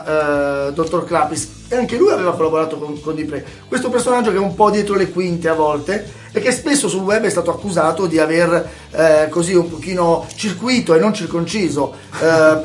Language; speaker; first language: Italian; native; Italian